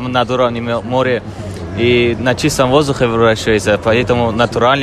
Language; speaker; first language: Russian; non-native, learner; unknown